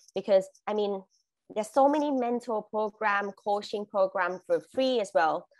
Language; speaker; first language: English; non-native, fluent; Thai